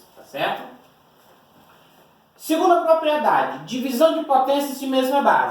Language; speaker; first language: Portuguese; native; Portuguese